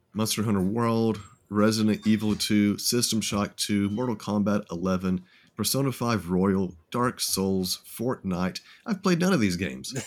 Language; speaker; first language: English; native; English